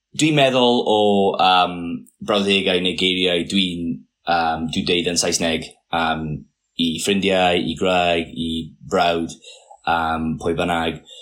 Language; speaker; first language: Welsh; non-native, local second language; English